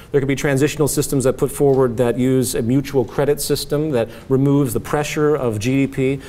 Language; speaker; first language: English; native; English